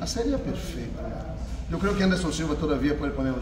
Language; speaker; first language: Spanish; non-native, fluent; Portuguese